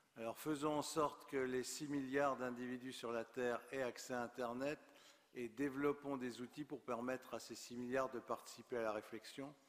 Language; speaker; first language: French; native; French